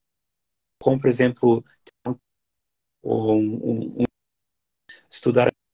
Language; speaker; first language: Portuguese; non-native, fluent; English